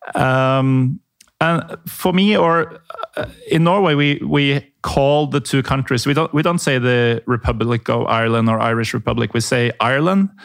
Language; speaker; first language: English; non-native, fluent; Norwegian